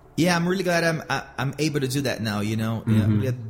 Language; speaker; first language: English; non-native, fluent; Portuguese